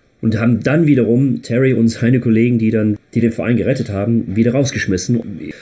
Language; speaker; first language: German; non-native, fluent; English